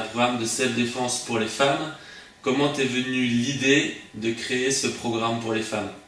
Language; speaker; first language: French; native; French